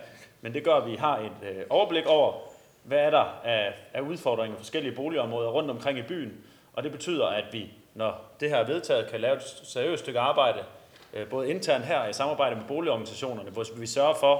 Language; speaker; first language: Danish; native; Danish